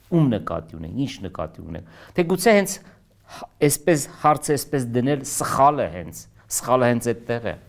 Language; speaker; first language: Armenian; native; Armenian